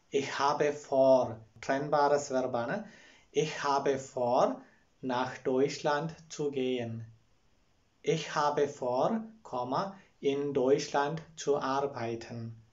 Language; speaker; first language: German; non-native, fluent; Malayalam